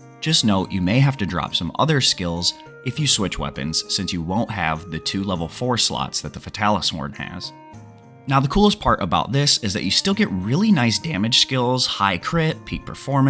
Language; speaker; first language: English; native; English